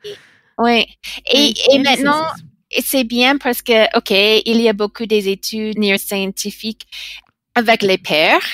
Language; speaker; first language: French; non-native, learner; English